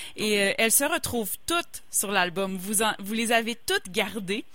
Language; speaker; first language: French; native; French